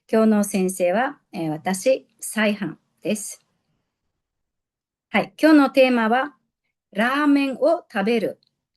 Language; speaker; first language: Japanese; non-native, fluent; Mongolian